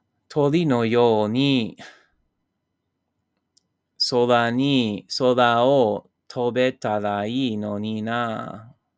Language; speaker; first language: Japanese; non-native, learner; English